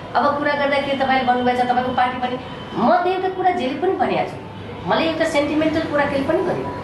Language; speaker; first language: Nepali; non-native, local second language; Maithili